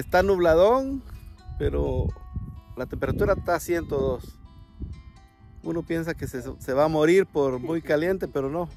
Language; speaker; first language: Spanish; native; Spanish